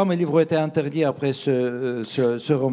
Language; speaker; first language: French; non-native, fluent; Russian